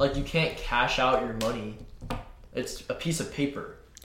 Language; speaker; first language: English; native; English